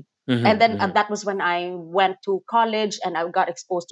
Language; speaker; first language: English; non-native, local second language; Cebuano